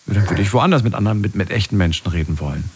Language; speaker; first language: German; native; German